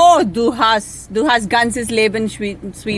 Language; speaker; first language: German; non-native, learner; Hindi